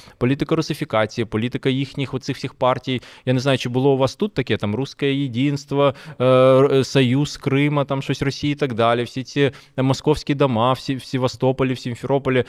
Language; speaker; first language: Ukrainian; non-native, local second language; Russian